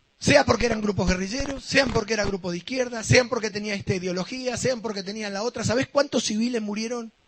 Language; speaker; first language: Spanish; native; Spanish